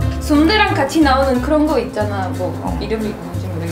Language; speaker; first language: Korean; non-native, learner; Spanish